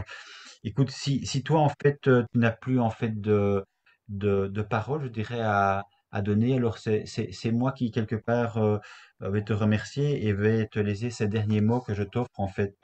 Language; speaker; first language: French; native; French